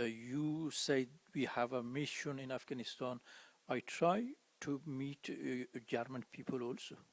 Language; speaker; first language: English; non-native, fluent; Persian